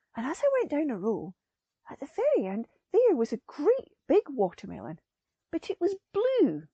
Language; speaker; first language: English; native; English